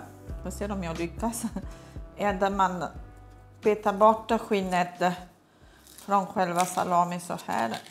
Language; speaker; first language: Swedish; non-native, fluent; Italian